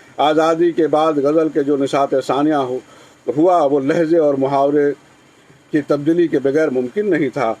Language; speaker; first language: Urdu; native; Urdu